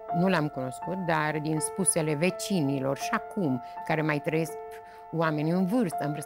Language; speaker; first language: Romanian; native; Romanian